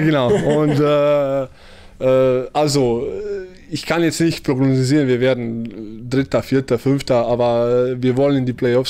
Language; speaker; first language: German; early bilingual, other home language; Bosnian